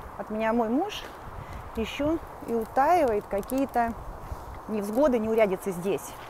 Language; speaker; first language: Russian; native; Russian